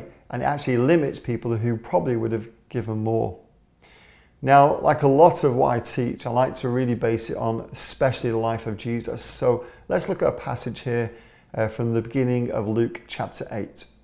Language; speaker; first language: English; native; English